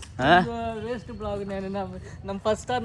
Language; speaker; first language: Kannada; non-native, learner; Telugu